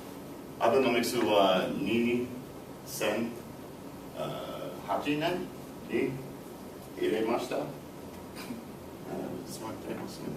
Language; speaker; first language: Japanese; non-native, learner; English